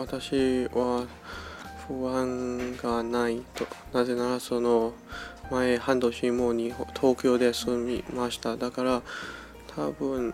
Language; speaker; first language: Japanese; non-native, learner; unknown